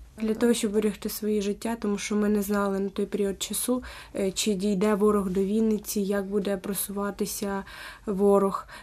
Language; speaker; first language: Ukrainian; native; Ukrainian